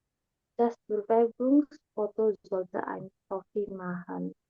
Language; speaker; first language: German; non-native, learner; Indonesian